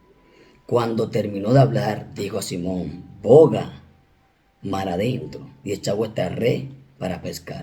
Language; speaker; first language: Spanish; native; Spanish